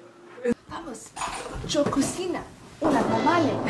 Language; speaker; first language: Spanish; non-native, learner; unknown